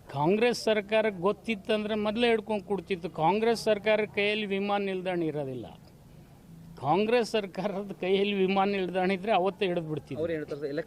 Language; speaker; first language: Kannada; native; Kannada